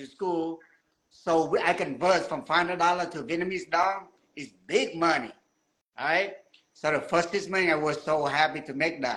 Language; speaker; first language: English; non-native, learner; Vietnamese